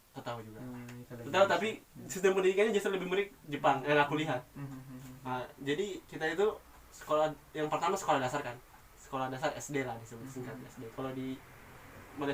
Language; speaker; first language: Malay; non-native, local second language; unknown